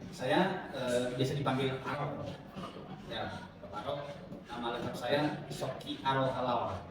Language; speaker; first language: Indonesian; non-native, local second language; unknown